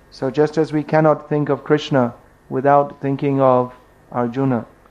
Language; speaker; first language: English; native; English